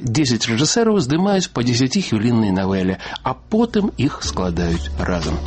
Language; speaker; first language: Belarusian; native; Belarusian